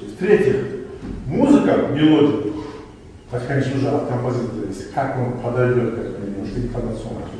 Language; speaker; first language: Russian; non-native, local second language; Tajik